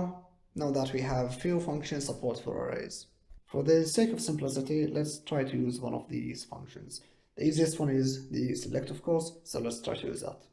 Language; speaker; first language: English; non-native, fluent; Arabic